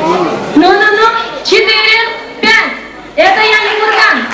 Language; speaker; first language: Russian; non-native, local second language; Uzbek